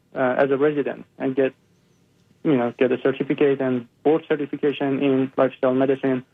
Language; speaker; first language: English; non-native, fluent; Persian